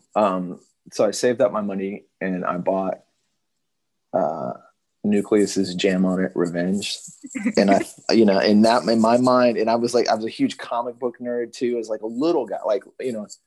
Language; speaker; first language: English; native; English